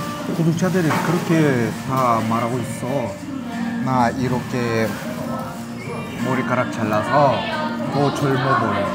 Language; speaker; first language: Korean; non-native, fluent; Russian